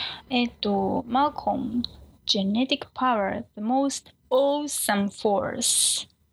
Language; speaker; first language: English; non-native, learner; Japanese